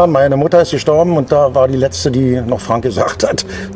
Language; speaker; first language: German; native; German